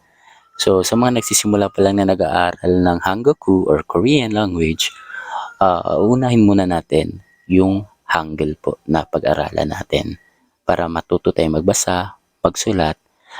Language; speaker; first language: Filipino; native; Filipino